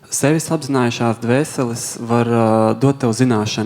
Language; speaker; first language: Latvian; native; Latvian